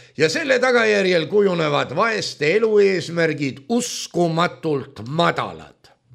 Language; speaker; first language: Estonian; native; Estonian